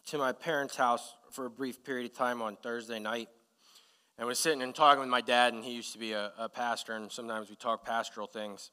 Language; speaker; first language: English; native; English